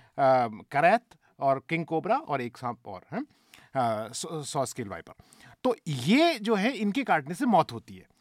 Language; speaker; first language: Hindi; native; Hindi